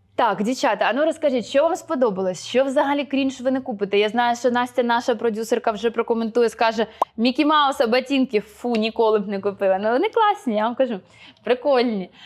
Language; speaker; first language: Ukrainian; non-native, local second language; Russian